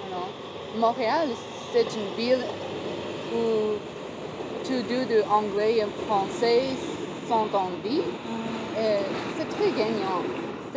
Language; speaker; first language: French; non-native, fluent; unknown